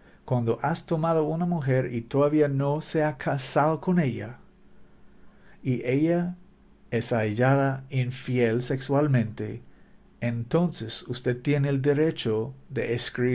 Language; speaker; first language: Spanish; non-native, learner; English